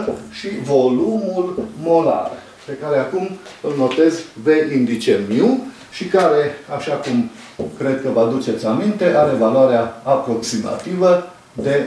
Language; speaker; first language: Romanian; native; Romanian